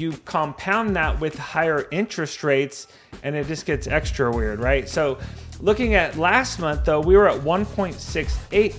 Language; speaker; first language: English; native; English